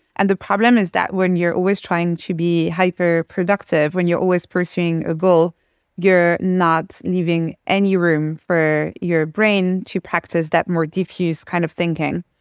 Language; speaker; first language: English; non-native, fluent; French